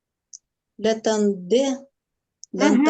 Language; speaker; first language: French; non-native, learner; Ukrainian